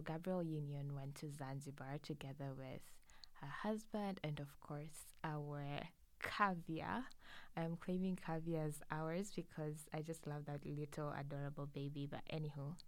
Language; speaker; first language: English; non-native, local second language; Swahili